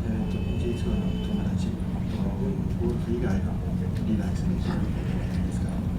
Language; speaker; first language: Japanese; non-native, fluent; English